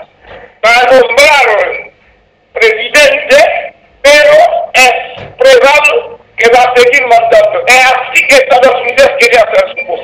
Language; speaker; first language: Spanish; non-native, fluent; Haitian Creole